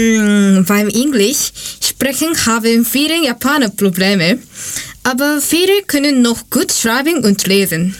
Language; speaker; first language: German; non-native, fluent; Japanese